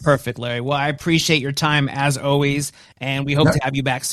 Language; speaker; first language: English; native; English